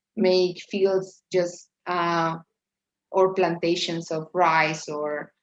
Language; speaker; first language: English; non-native, fluent; Spanish